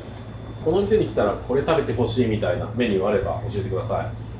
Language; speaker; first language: Japanese; native; Japanese